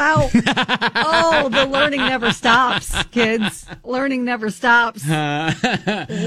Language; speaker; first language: English; native; English